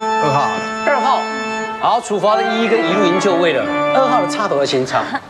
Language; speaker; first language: Chinese; native; Chinese